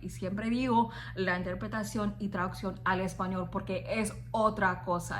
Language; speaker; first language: Spanish; non-native, fluent; English